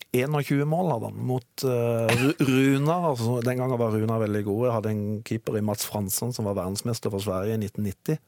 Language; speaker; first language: Norwegian; native; Norwegian